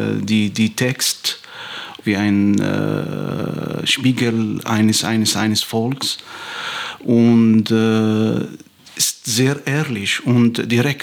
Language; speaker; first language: German; non-native, fluent; Arabic